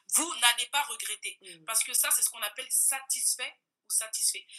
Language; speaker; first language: French; non-native, local second language; Bambara